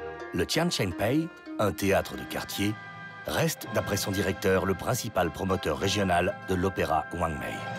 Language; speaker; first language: French; native; French